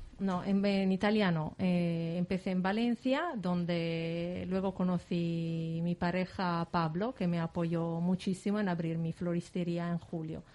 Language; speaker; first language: Spanish; non-native, fluent; Italian